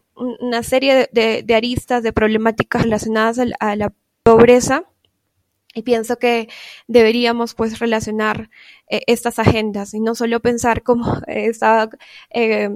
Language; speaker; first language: Spanish; native; Spanish